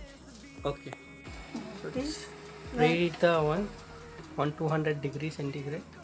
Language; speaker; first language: English; non-native, local second language; Hindi